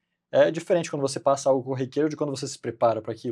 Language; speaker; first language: Portuguese; native; Portuguese